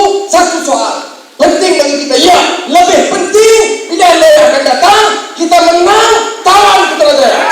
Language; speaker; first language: Malay; native; Malay